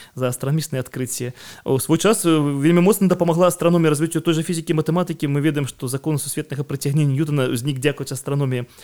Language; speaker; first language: Belarusian; non-native, local second language; Russian